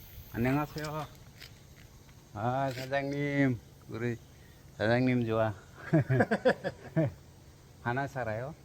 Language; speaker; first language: Korean; non-native, learner; Bangla